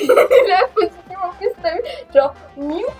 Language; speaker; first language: French; native; French